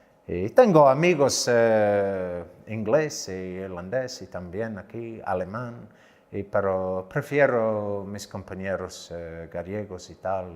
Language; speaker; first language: Spanish; non-native, learner; English